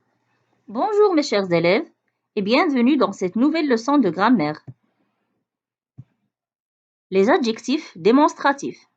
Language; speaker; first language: French; non-native, local second language; Arabic